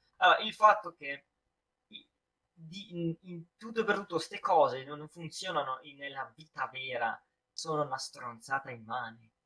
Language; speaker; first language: Italian; native; Italian